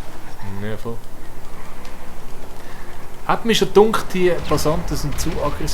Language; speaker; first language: German; native; German